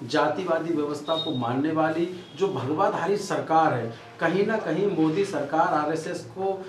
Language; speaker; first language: Hindi; native; Hindi